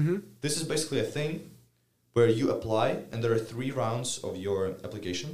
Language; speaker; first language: English; non-native, fluent; Ukrainian